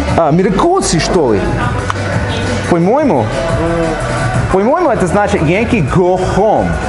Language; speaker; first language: Russian; non-native, learner; English